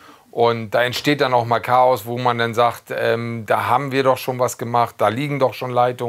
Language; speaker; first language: German; native; German